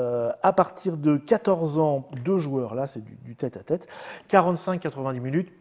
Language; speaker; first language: French; native; French